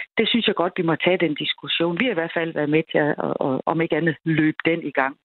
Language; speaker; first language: Danish; native; Danish